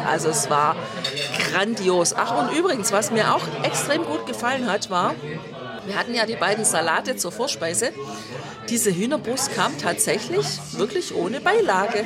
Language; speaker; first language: German; native; German